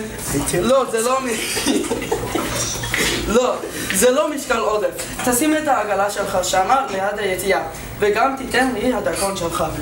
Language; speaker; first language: Hebrew; non-native, learner; English